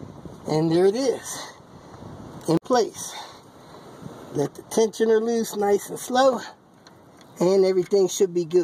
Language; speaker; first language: English; native; English